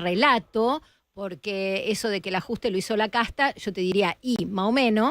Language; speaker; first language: Spanish; native; Spanish